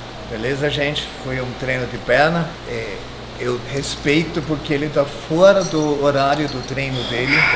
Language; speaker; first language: Portuguese; non-native, fluent; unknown